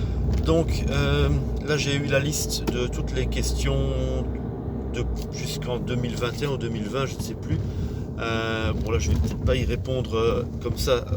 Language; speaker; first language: French; native; French